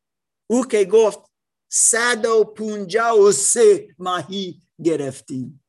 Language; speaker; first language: Persian; non-native, learner; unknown